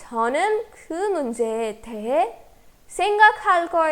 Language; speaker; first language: Korean; non-native, fluent; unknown